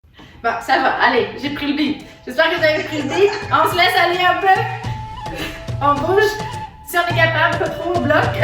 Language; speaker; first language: French; native; French